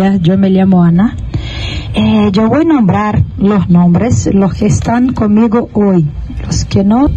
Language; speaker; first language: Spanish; non-native, learner; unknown